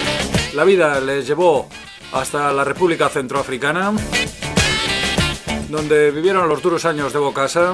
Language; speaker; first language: Spanish; native; Spanish